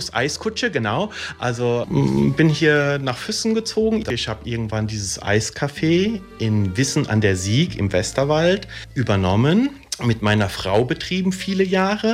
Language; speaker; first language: German; early bilingual, other home language; Italian